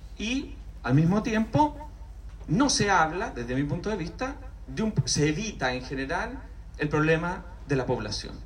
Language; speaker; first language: Spanish; native; Spanish